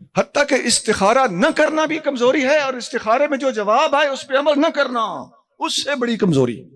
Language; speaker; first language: Urdu; non-native, local second language; Punjabi